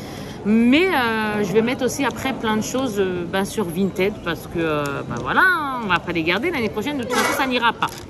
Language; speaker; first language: French; native; French